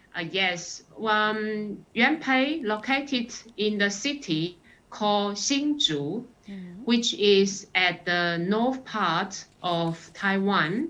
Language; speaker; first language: English; non-native, fluent; Chinese